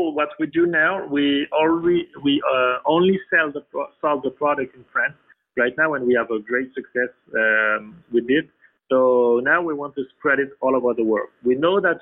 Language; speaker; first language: English; non-native, fluent; French